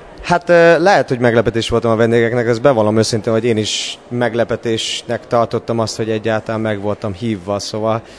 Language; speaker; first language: Hungarian; non-native, fluent; English